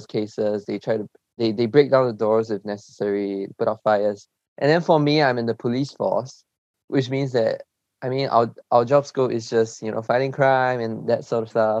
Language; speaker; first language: English; early bilingual, other home language; Chinese